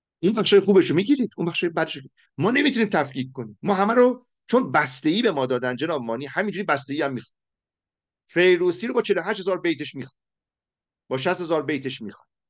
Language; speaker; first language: Persian; native; Persian